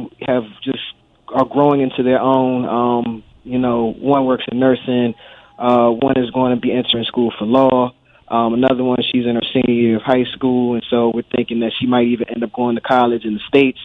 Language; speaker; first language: English; native; English